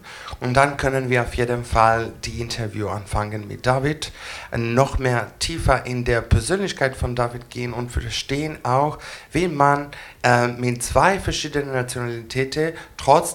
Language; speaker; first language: German; non-native, fluent; Greek